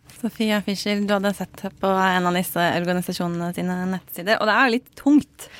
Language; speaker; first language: Norwegian; native; Norwegian